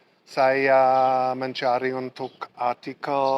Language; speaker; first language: Indonesian; non-native, learner; English